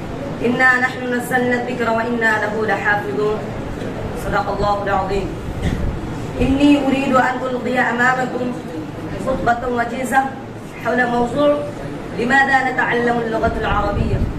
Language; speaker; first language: Arabic; non-native, learner; Urdu